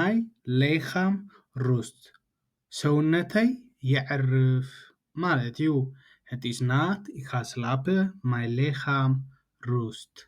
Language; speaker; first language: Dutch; non-native, learner; Tigrinya